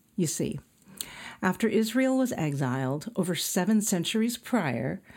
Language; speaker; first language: English; native; English